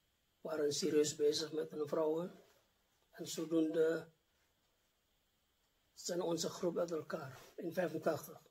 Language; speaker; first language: Dutch; non-native, fluent; Indonesian